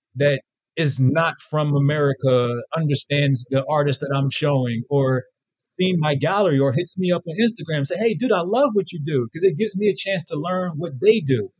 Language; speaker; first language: English; native; English